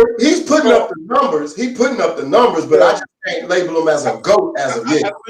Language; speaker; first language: English; native; English